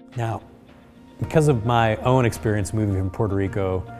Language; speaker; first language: English; early bilingual, other home language; Spanish